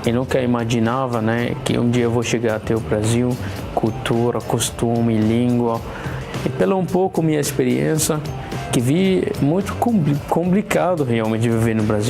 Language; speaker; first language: Portuguese; non-native, learner; Arabic